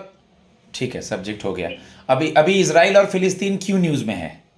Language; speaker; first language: Hindi; native; Hindi